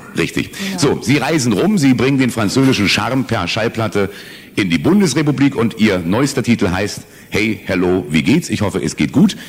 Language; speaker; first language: German; native; German